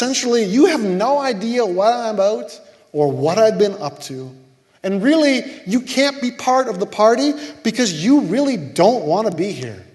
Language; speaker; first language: English; native; English